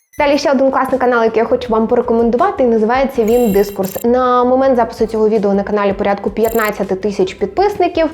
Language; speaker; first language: Ukrainian; non-native, local second language; Russian